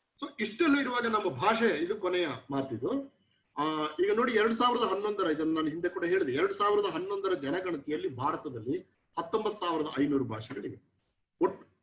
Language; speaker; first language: Kannada; non-native, local second language; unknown